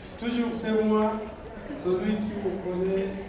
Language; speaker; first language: French; non-native, fluent; Swahili